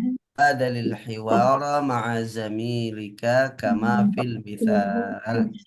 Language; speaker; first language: Arabic; non-native, fluent; Indonesian